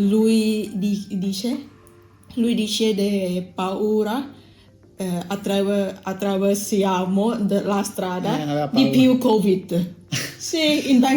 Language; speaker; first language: Italian; non-native, learner; Thai